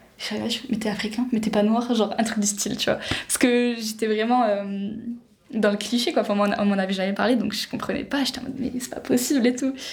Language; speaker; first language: French; native; French